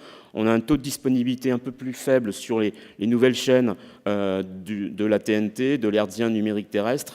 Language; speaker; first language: French; native; French